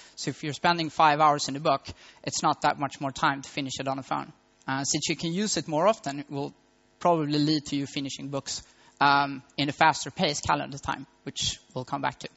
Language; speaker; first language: English; non-native, fluent; Swedish